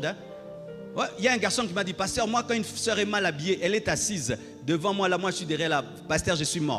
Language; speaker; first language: French; non-native, local second language; Lingala